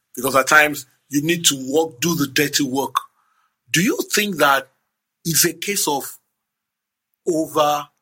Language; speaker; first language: English; non-native, local second language; Yoruba